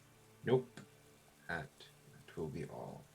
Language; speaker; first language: English; native; English